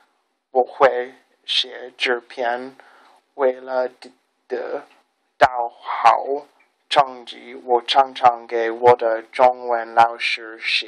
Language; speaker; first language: Chinese; non-native, learner; English